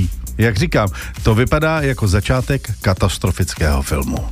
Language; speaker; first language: Czech; native; Czech